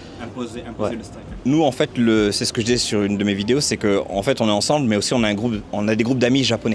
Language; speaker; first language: French; native; French